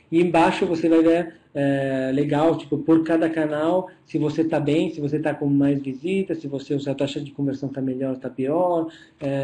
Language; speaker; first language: Portuguese; non-native, fluent; Italian